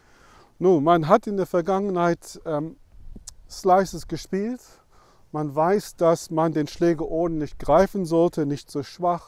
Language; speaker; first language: German; non-native, fluent; English